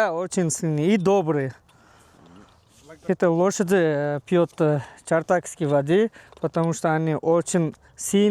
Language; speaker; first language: Russian; non-native, local second language; Uzbek